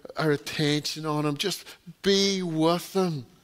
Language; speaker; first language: English; native; English